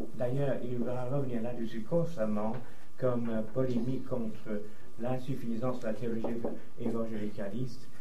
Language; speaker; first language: French; native; French